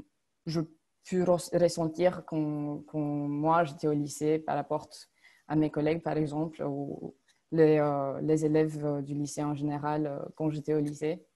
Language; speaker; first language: French; non-native, fluent; Romanian